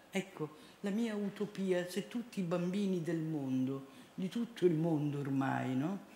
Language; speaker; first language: Italian; native; Italian